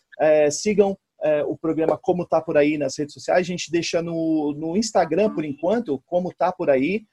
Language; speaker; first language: Portuguese; native; Portuguese